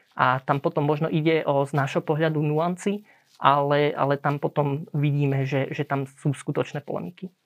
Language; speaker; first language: Slovak; early bilingual, heritage; Slovak